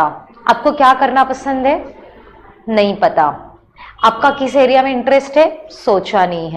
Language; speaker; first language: Hindi; native; Hindi